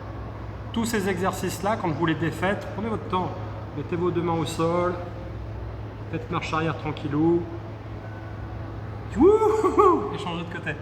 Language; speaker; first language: French; native; French